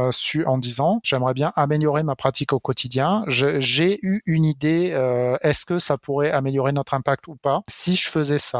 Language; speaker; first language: French; native; French